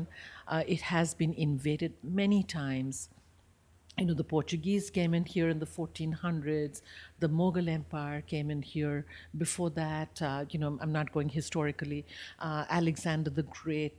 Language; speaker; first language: English; non-native, local second language; Bangla